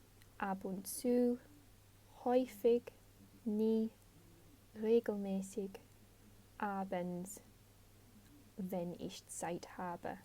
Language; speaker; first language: German; non-native, fluent; English